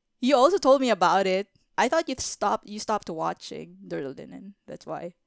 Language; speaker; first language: English; non-native, local second language; Filipino